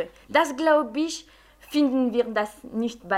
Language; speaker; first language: German; non-native, fluent; French